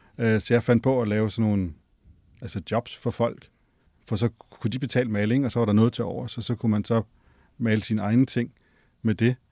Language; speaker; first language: Danish; native; Danish